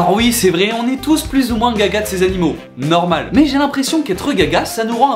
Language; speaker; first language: French; native; French